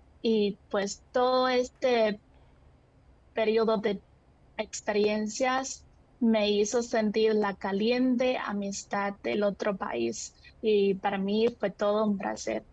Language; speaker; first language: Spanish; non-native, fluent; Chinese